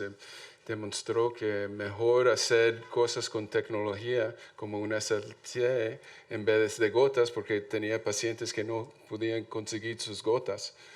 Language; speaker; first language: Spanish; non-native, learner; English